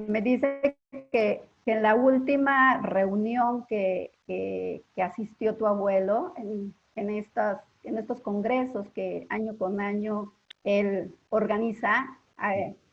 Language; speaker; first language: Spanish; native; Spanish